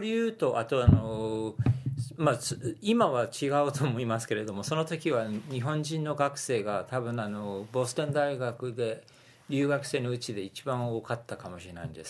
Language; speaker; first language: Japanese; non-native, fluent; English